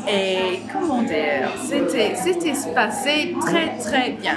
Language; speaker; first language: French; non-native, fluent; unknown